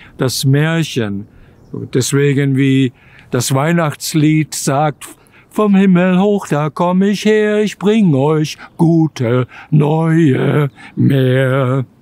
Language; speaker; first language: German; native; German